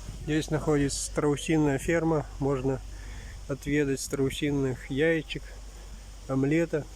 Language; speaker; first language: Russian; native; Russian